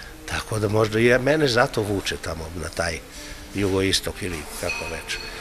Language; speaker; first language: Serbian; non-native, fluent; Slovenian